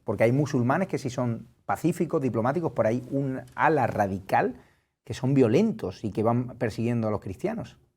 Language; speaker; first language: Spanish; native; Spanish